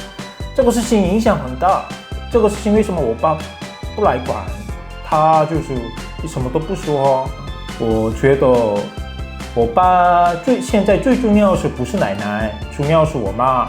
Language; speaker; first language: Chinese; non-native, fluent; Korean